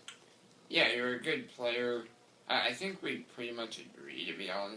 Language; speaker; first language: English; native; English